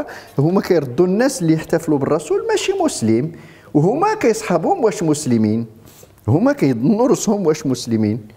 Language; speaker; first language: Arabic; native; Arabic